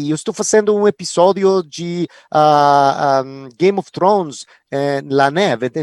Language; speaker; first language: Portuguese; non-native, fluent; Spanish